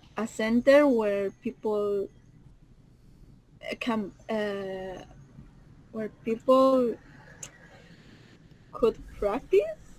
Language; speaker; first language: English; non-native, learner; Spanish